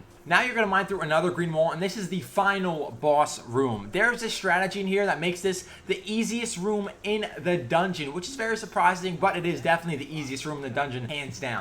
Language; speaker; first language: English; native; English